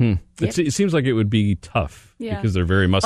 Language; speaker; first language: English; native; English